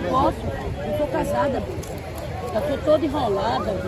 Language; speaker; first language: Portuguese; native; Portuguese